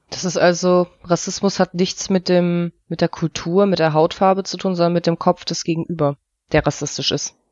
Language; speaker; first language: German; early bilingual, other home language; Russian